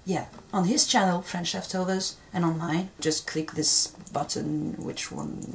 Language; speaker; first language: English; non-native, fluent; French